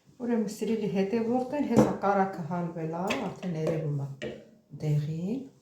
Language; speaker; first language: Armenian; native; Armenian